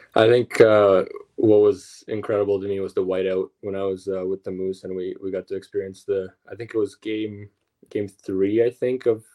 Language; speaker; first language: English; early bilingual, other home language; Russian